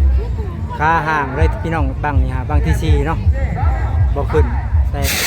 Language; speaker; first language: Thai; non-native, local second language; Lao